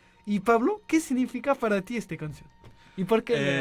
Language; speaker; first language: Spanish; non-native, learner; French